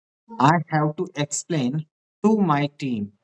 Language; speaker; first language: English; non-native, fluent; Hindi